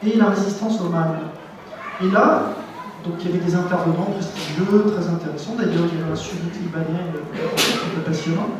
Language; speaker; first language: French; native; French